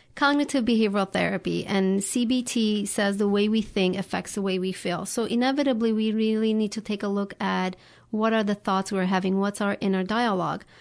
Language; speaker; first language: English; non-native, fluent; Turkish